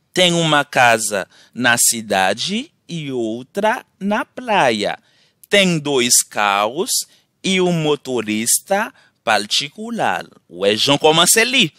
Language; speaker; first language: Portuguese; non-native, learner; Haitian Creole